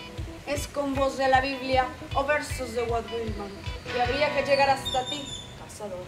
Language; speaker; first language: Spanish; native; Spanish